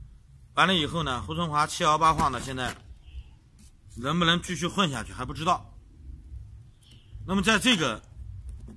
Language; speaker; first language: Chinese; native; Chinese